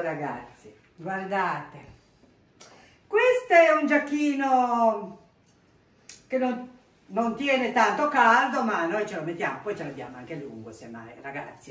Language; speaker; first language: Italian; native; Italian